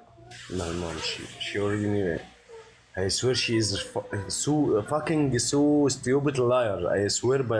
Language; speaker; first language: English; non-native, learner; Arabic